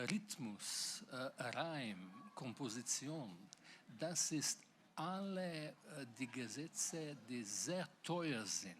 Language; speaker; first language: German; non-native, fluent; Slovenian